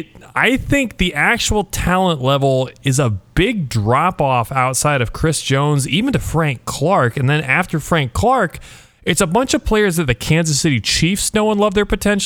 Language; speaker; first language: English; native; English